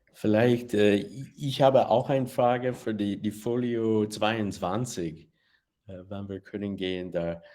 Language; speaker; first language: German; non-native, learner; English